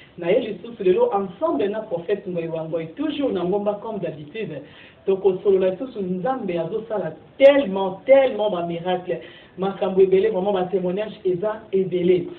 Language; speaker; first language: Lingala; native; Lingala